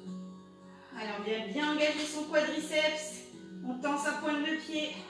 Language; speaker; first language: French; native; French